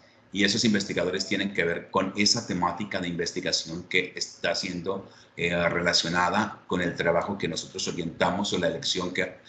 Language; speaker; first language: Spanish; native; Spanish